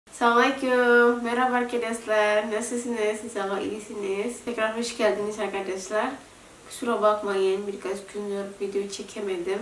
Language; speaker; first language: Turkish; non-native, learner; Indonesian